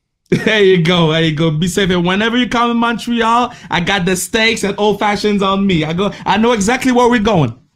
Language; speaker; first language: English; non-native, fluent; French